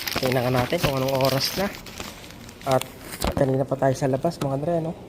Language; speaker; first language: Filipino; native; Filipino